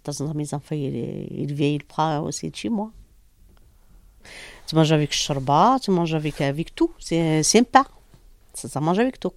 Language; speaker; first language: French; non-native, learner; Arabic